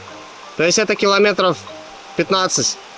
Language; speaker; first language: Russian; native; Russian